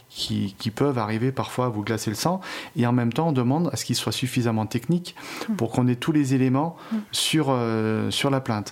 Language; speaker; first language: French; native; French